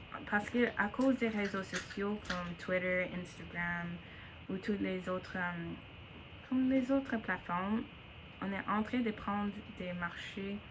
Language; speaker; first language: French; non-native, learner; English